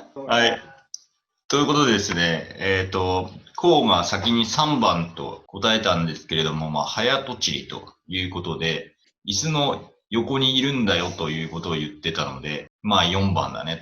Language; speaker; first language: Japanese; native; Japanese